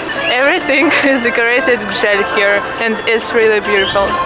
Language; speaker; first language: English; non-native, fluent; Russian